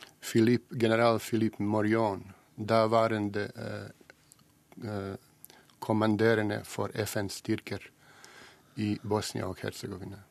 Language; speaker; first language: Norwegian; non-native, fluent; Bosnian